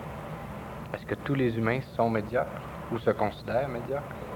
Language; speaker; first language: French; native; French